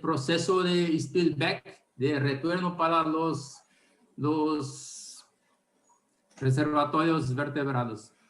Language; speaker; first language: Spanish; non-native, learner; Portuguese